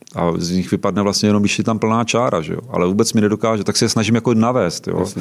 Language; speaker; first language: Czech; native; Czech